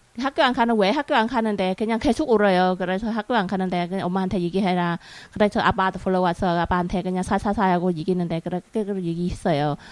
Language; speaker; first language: Korean; non-native, learner; Vietnamese